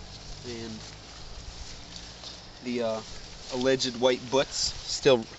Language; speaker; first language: English; native; English